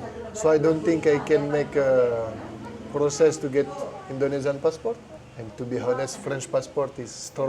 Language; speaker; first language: English; non-native, fluent; French